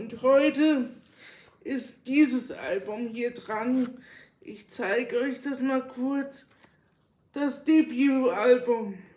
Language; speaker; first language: German; native; German